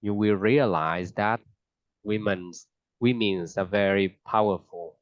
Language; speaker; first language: English; non-native, fluent; Vietnamese